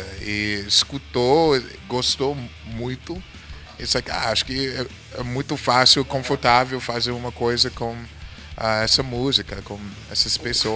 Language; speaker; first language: Portuguese; non-native, learner; English